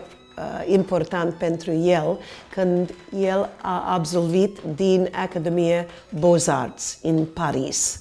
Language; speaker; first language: Romanian; early bilingual, heritage; Romanian